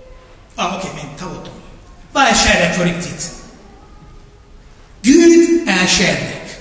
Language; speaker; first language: Swedish; non-native, fluent; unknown